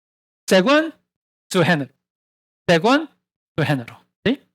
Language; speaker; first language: Spanish; non-native, learner; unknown